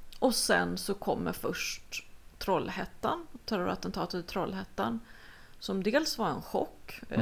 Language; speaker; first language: Swedish; early bilingual, other home language; Spanish